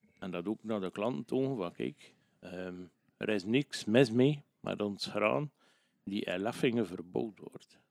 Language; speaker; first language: Dutch; native; Dutch